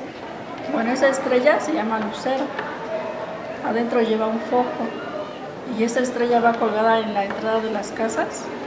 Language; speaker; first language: Spanish; native; Spanish